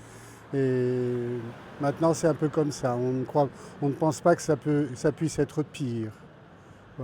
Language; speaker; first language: French; native; French